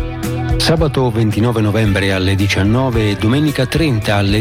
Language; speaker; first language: Italian; native; Italian